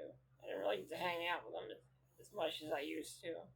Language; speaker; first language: English; native; English